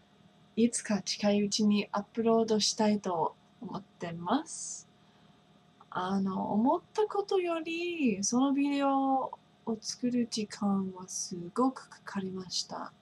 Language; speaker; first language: Japanese; non-native, fluent; English